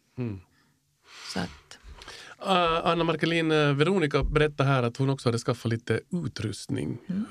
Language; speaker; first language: Swedish; native; Swedish